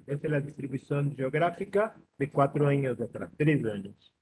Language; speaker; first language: Spanish; non-native, learner; Portuguese